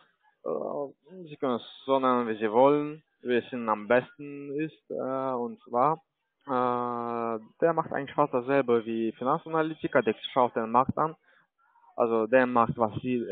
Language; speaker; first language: German; non-native, learner; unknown